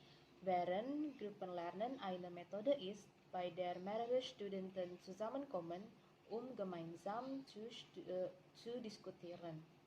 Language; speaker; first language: German; non-native, learner; Indonesian